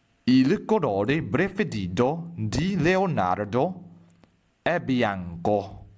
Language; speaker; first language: Italian; non-native, fluent; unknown